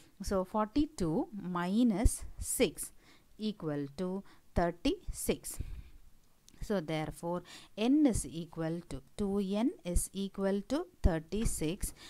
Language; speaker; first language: English; non-native, local second language; Malayalam